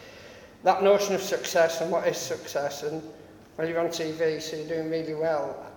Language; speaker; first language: English; native; English